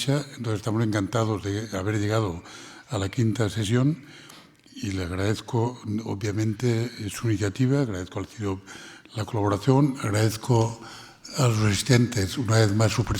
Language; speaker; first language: Spanish; non-native, local second language; Catalan